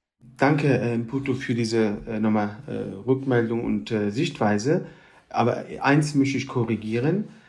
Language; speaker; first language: German; early bilingual, other home language; Turkish